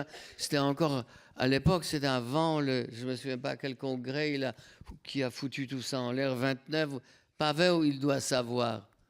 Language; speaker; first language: French; non-native, fluent; Polish